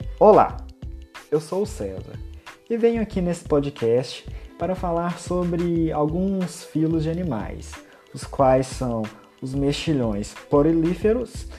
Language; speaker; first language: Portuguese; native; Portuguese